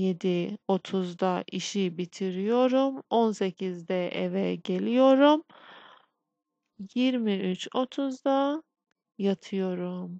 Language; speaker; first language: Turkish; non-native, fluent; Persian